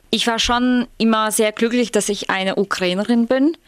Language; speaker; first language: German; non-native, fluent; Ukrainian